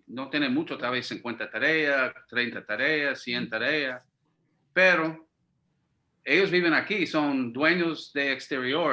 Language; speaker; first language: Spanish; non-native, fluent; English